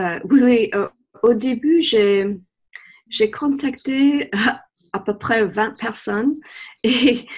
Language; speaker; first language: French; non-native, fluent; English